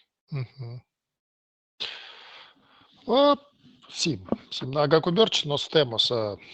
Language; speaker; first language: Portuguese; non-native, learner; Russian